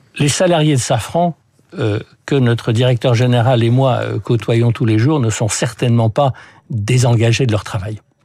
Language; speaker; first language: French; early bilingual, other home language; English